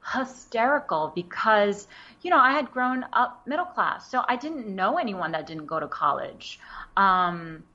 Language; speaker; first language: English; early bilingual, other home language; Wu Chinese